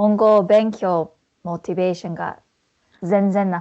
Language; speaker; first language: Japanese; non-native, fluent; English